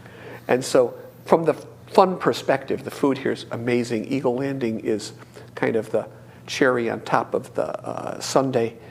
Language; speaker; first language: English; native; English